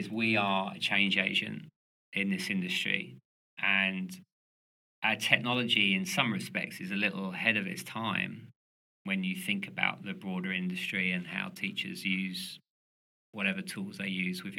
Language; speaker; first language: English; native; English